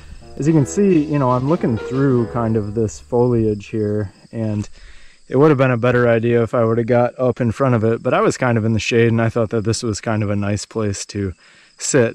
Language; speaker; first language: English; native; English